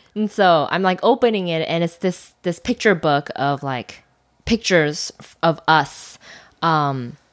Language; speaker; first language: English; non-native, fluent; Chinese